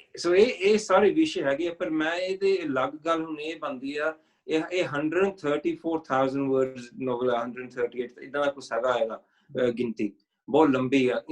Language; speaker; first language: Punjabi; early bilingual, heritage; Punjabi